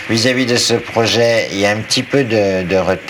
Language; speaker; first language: French; native; French